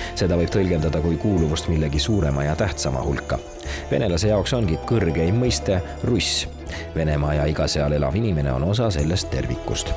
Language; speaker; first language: Estonian; native; Estonian